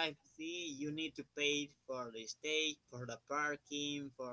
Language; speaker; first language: English; non-native, learner; Spanish